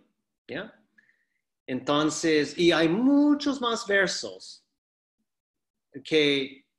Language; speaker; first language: Spanish; non-native, fluent; English